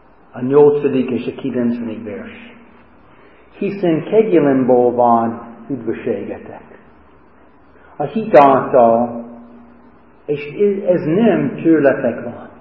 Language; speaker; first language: Hungarian; non-native, fluent; English